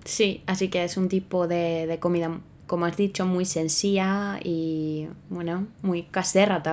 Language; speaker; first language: Spanish; non-native, fluent; Finnish